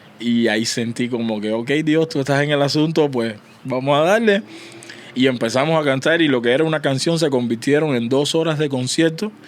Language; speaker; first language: Spanish; native; Spanish